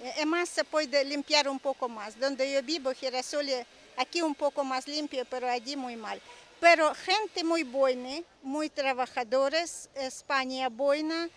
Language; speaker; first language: Spanish; non-native, learner; Russian